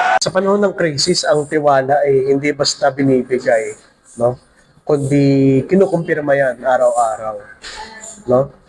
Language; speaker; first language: Filipino; native; Filipino